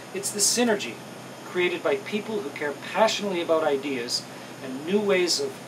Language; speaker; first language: English; native; English